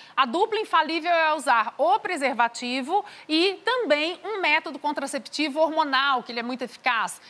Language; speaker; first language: Portuguese; native; Portuguese